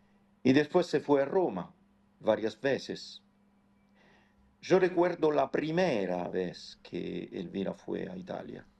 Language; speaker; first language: Spanish; non-native, fluent; Italian